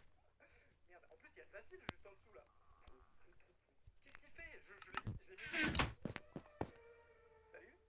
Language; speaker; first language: French; native; French